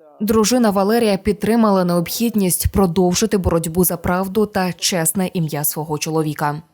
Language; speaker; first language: Ukrainian; native; Ukrainian